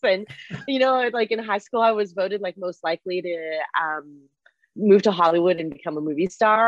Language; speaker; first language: English; non-native, fluent; Chinese